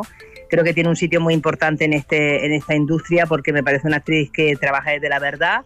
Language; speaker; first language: Spanish; native; Spanish